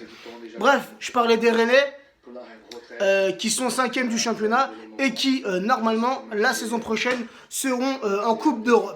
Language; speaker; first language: French; native; French